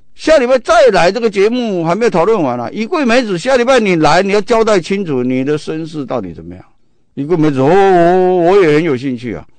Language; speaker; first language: Chinese; non-native, local second language; Min Nan Chinese